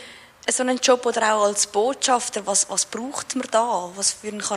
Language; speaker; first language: German; native; German